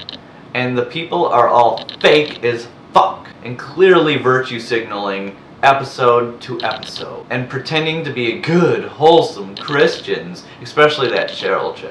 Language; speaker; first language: English; native; English